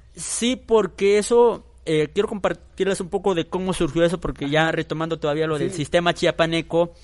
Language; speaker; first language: Spanish; non-native, local second language; Tzotzil